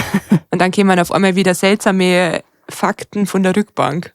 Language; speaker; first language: German; native; German